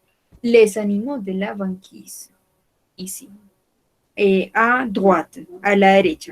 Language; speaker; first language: French; non-native, fluent; Spanish